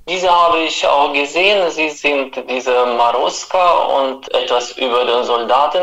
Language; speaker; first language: German; non-native, fluent; Russian